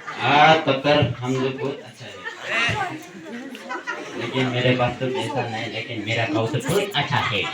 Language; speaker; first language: Hindi; non-native, local second language; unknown